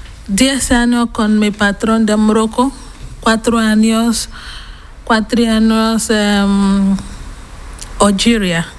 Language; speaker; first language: Spanish; non-native, learner; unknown